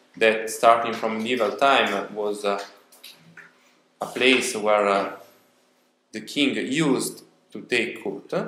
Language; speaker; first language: English; non-native, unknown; Italian